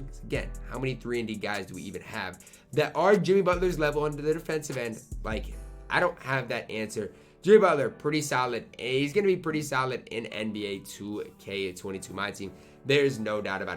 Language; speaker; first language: English; native; English